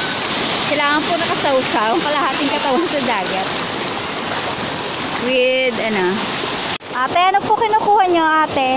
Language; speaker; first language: Filipino; native; Filipino